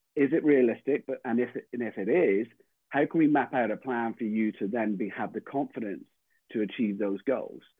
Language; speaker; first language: English; native; English